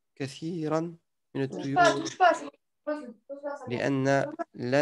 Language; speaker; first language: Arabic; non-native, fluent; French